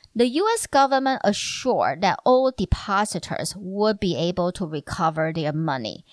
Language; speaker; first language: English; non-native, fluent; Chinese